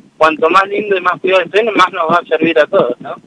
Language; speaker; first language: Spanish; native; Spanish